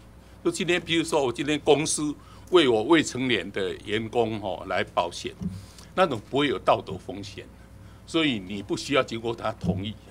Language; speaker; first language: Chinese; native; Chinese